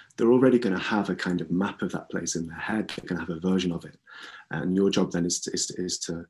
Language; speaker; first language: English; native; English